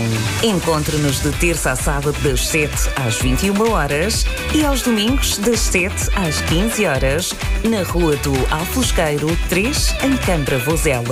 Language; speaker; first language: Portuguese; native; Portuguese